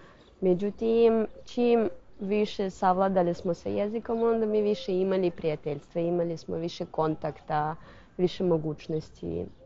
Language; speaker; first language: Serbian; non-native, fluent; Russian